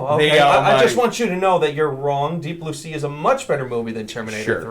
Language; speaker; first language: English; native; English